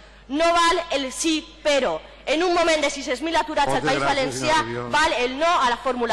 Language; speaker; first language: Catalan; native; Catalan